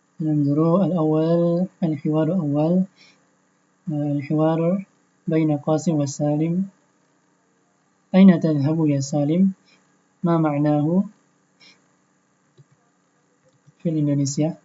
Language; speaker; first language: Arabic; non-native, fluent; Indonesian